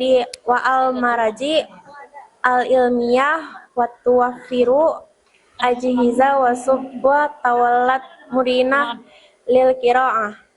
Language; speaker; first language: Arabic; non-native, learner; Indonesian